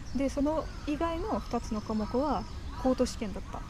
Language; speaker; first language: Japanese; non-native, fluent; Russian